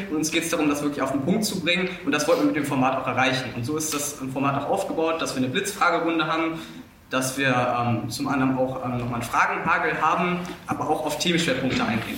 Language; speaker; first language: German; native; German